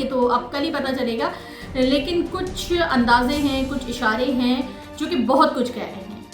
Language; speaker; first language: Urdu; native; Urdu